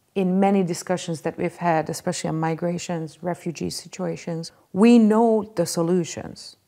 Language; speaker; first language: English; non-native, fluent; Hungarian